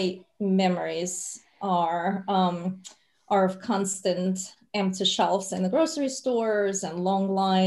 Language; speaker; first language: English; non-native, fluent; Russian